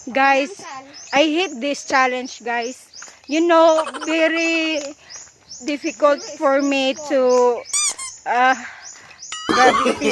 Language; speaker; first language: English; non-native, learner; Cebuano